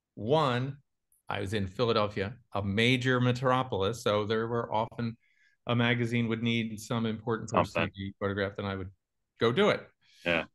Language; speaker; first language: English; native; English